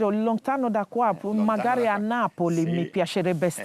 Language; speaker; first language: Italian; non-native, fluent; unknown